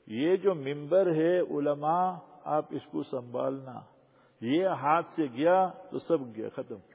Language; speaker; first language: Urdu; non-native, local second language; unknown